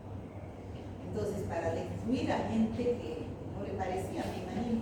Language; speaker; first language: Spanish; native; Spanish